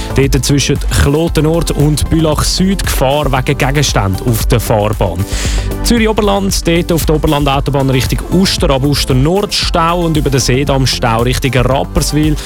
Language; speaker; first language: German; native; German